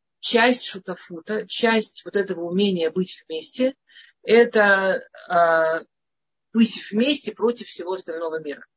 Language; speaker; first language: Russian; early bilingual, heritage; Russian